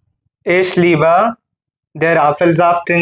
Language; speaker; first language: German; non-native, learner; Hindi